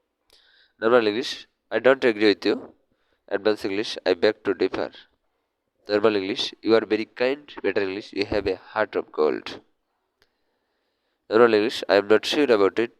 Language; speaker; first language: English; non-native, learner; Bangla